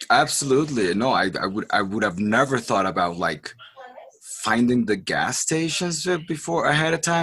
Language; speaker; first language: English; non-native, fluent; Spanish